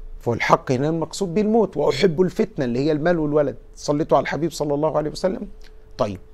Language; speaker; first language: Arabic; native; Arabic